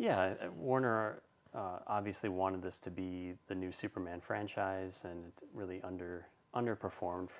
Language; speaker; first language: English; native; English